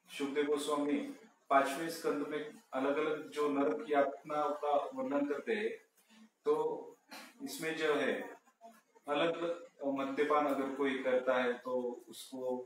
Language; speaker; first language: Hindi; non-native, local second language; Marathi